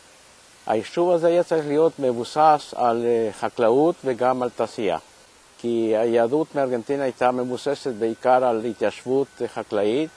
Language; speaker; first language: Hebrew; non-native, fluent; Spanish